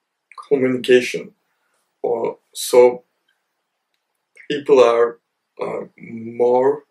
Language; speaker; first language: English; non-native, fluent; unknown